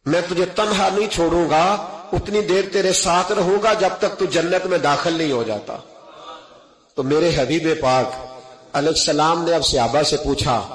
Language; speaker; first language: Urdu; non-native, local second language; Punjabi